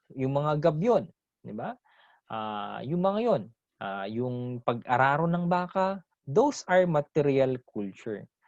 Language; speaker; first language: Filipino; non-native, local second language; Iloko